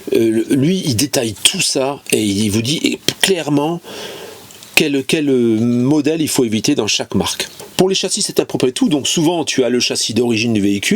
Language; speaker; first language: French; native; French